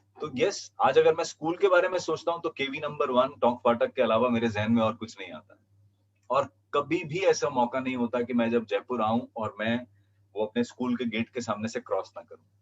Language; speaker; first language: Hindi; non-native, local second language; Punjabi